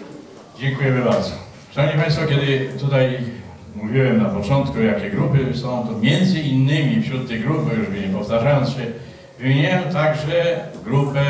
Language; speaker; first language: Polish; native; Polish